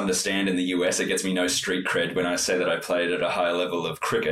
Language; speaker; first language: English; native; English